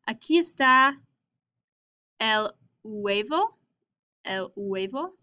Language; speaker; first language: Spanish; non-native, fluent; English